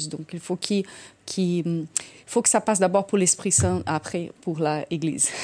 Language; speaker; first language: French; non-native, fluent; Portuguese